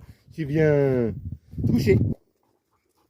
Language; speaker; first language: French; native; French